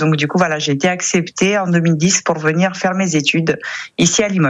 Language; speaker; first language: French; non-native, fluent; Romanian